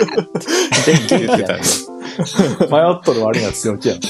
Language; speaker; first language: Japanese; native; Japanese